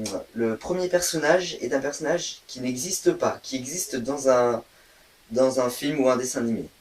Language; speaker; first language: French; native; French